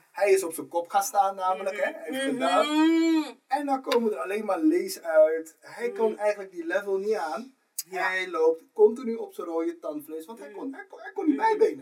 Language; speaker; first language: Dutch; native; Dutch